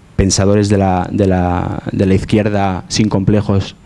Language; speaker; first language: Spanish; native; Spanish